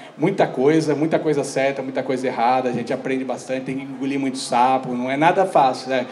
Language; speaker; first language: Portuguese; native; Portuguese